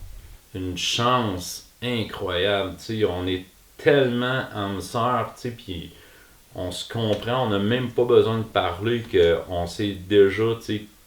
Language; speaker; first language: French; native; French